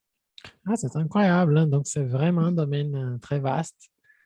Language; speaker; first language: French; non-native, fluent; Portuguese